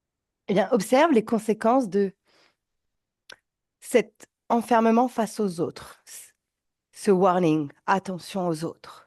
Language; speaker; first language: French; native; French